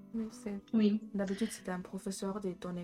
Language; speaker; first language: French; non-native, fluent; German